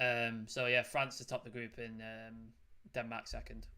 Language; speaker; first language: English; native; English